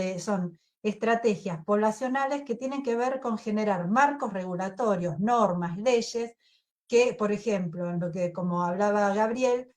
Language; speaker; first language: Spanish; native; Spanish